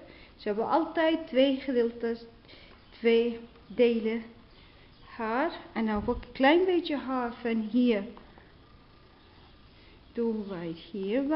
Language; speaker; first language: Dutch; non-native, learner; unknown